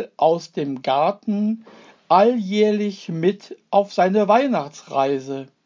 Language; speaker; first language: German; native; German